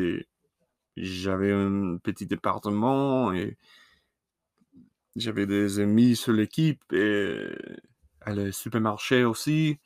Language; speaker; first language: French; non-native, learner; English